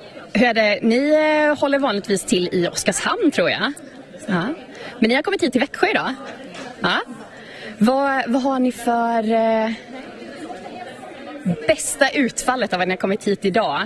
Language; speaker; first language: Swedish; native; Swedish